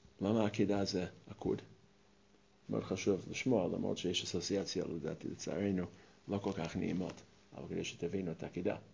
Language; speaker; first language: Hebrew; non-native, fluent; English